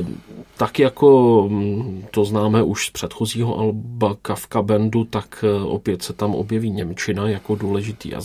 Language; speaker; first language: Czech; native; Czech